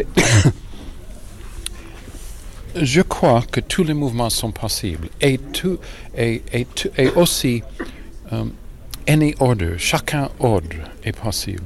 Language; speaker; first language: French; non-native, learner; English